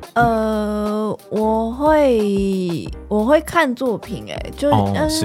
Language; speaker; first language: Chinese; non-native, fluent; Vietnamese